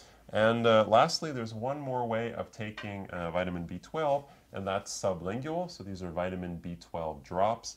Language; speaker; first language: English; native; English